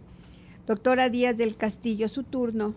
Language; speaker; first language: Spanish; native; Spanish